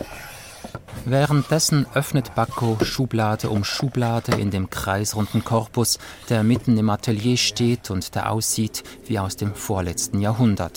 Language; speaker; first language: German; native; German